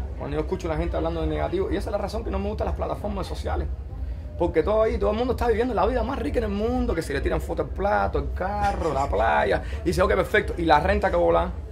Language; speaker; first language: Spanish; early bilingual, heritage; Spanish